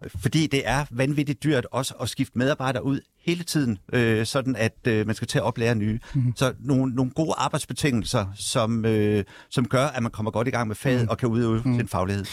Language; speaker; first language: Danish; native; Danish